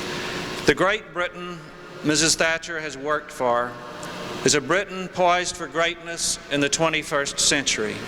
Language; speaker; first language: English; native; English